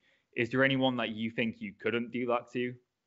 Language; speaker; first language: English; native; English